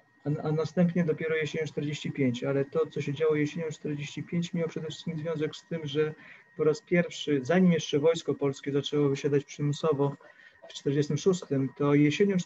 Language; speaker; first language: Polish; native; Polish